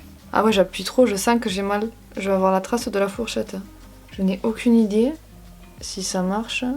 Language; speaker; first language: French; native; French